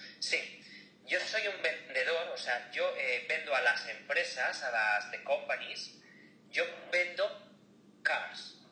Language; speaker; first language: Spanish; native; Spanish